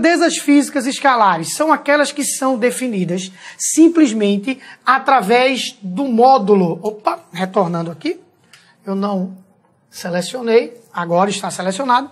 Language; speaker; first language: Portuguese; native; Portuguese